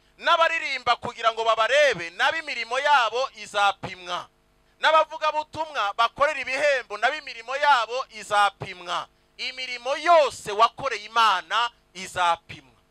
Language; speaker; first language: Kinyarwanda; native; Kinyarwanda